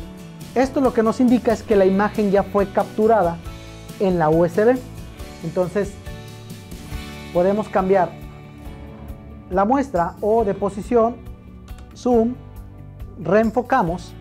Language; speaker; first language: Spanish; native; Spanish